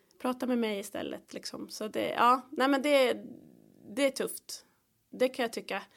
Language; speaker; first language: Swedish; native; Swedish